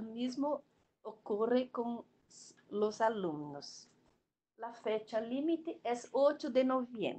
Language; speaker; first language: Spanish; non-native, learner; Portuguese